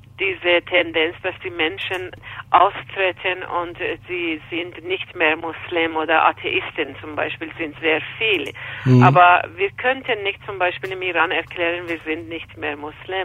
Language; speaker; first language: German; non-native, fluent; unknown